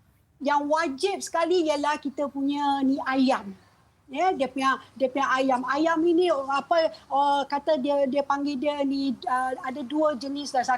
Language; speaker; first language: Malay; non-native, local second language; Chinese